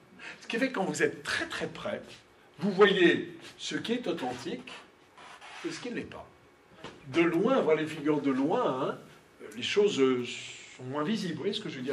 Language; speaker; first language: French; native; French